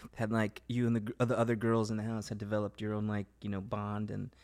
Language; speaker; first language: English; early bilingual, other home language; Spanish